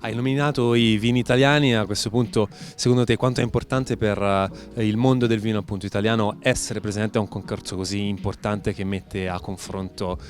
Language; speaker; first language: Italian; native; Italian